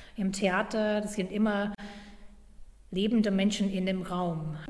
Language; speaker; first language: German; non-native, fluent; English